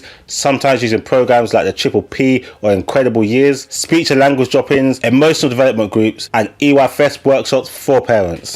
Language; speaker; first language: English; native; English